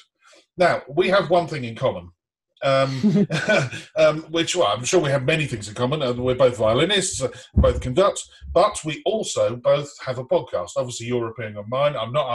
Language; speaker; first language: English; native; English